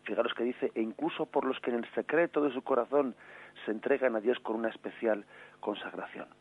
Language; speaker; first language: Spanish; native; Spanish